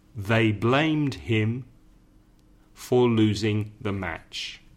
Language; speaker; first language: English; native; English